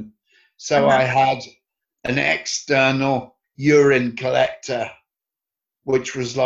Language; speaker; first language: English; native; English